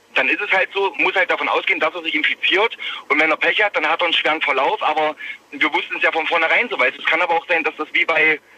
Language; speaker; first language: German; native; German